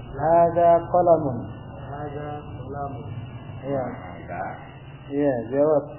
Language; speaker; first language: Arabic; non-native, fluent; Indonesian